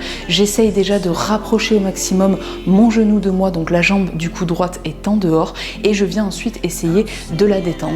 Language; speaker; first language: French; native; French